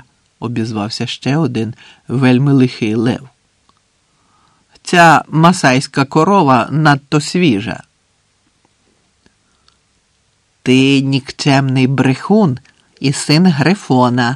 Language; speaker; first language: Ukrainian; native; Ukrainian